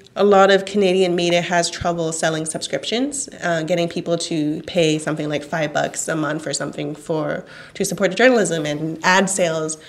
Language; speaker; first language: English; non-native, fluent; Cantonese